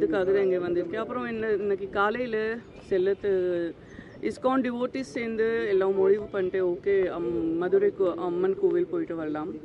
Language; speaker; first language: Tamil; non-native, local second language; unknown